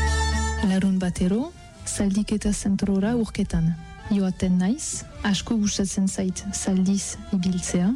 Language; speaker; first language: Basque; non-native, learner; French